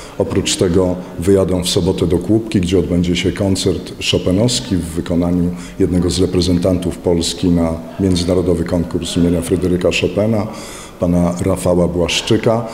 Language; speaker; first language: Polish; native; Polish